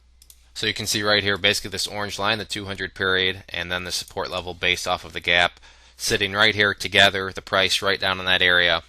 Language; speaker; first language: English; native; English